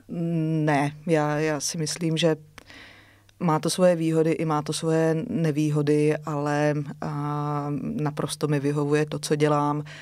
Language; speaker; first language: Czech; native; Czech